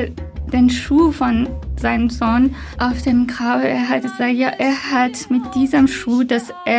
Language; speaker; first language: German; non-native, fluent; Persian